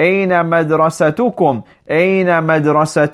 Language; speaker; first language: Arabic; non-native, fluent; English